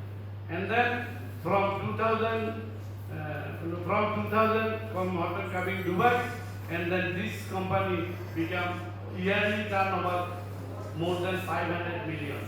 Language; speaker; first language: English; non-native, learner; Bangla